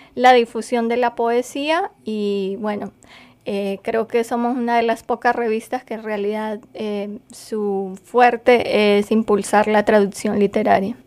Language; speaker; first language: Spanish; native; Spanish